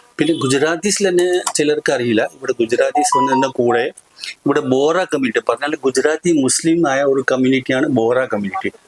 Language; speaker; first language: Malayalam; non-native, local second language; Gujarati